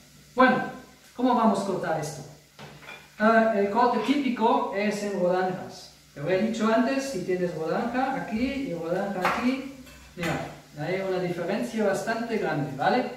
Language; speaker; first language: Spanish; non-native, fluent; German